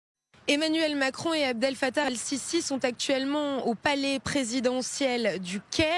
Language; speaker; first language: French; native; French